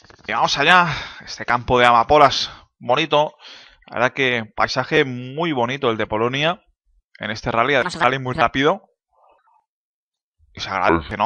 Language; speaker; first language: Spanish; native; Spanish